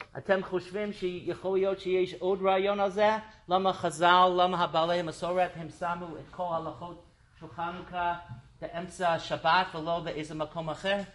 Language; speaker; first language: Hebrew; non-native, fluent; English